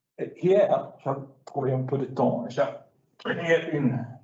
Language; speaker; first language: French; non-native, learner; Swedish